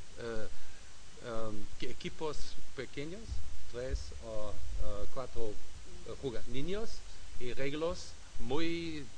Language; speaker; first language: Spanish; non-native, learner; German